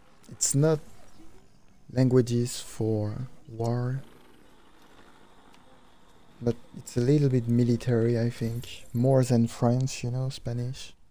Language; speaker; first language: English; non-native, fluent; French